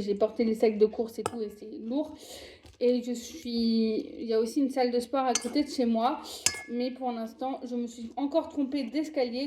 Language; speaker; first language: French; native; French